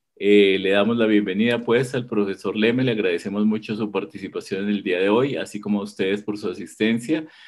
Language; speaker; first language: Spanish; native; Spanish